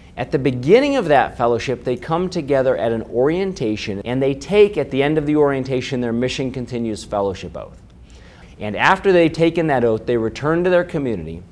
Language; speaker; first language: English; native; English